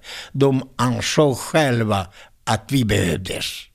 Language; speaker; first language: Swedish; non-native, fluent; Italian